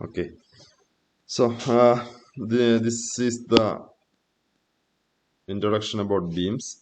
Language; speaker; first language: English; non-native, local second language; Malayalam